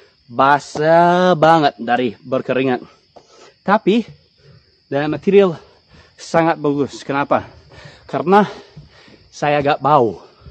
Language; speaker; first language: Indonesian; non-native, fluent; English